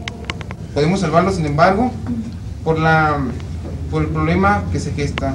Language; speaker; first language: Spanish; native; Spanish